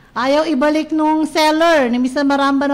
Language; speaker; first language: Filipino; native; Filipino